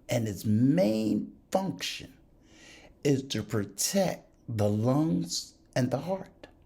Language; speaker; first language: English; native; English